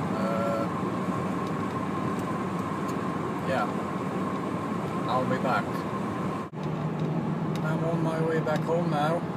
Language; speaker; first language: English; non-native, fluent; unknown